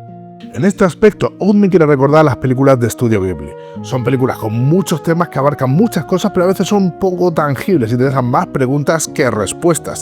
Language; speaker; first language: Spanish; native; Spanish